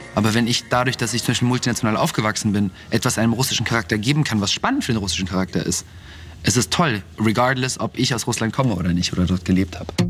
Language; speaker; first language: German; early bilingual, other home language; Russian